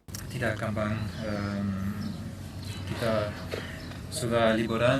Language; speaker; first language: Indonesian; non-native, learner; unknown